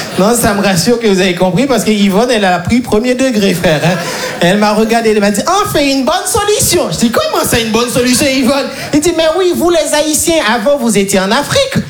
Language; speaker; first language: French; non-native, local second language; Haitian Creole